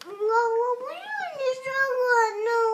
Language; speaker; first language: Chinese; early bilingual, heritage; Cantonese